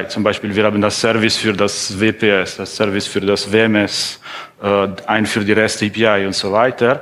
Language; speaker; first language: German; non-native, fluent; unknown